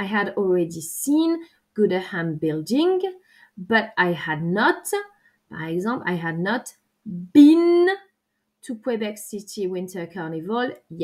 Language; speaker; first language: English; non-native, fluent; French